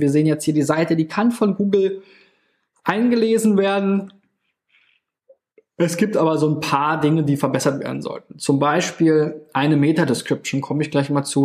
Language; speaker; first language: German; native; German